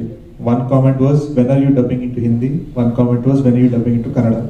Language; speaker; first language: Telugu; early bilingual, heritage; Telugu